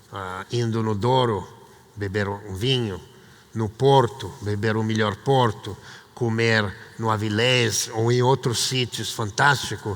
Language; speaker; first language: Portuguese; non-native, fluent; Italian